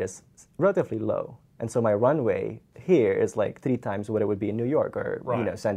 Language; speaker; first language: English; non-native, fluent; Dutch